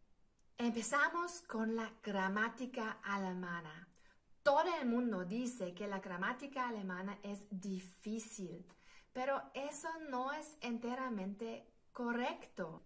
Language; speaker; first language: Spanish; non-native, fluent; German